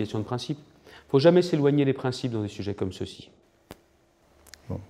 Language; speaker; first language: French; native; French